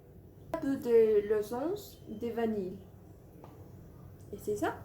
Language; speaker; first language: French; non-native, learner; Spanish